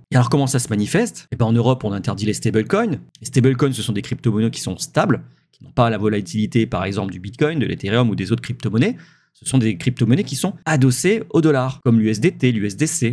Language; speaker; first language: French; native; French